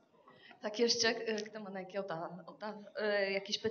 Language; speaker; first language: Polish; non-native, fluent; Czech